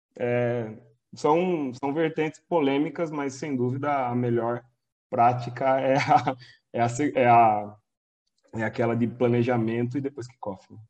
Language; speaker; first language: Portuguese; native; Portuguese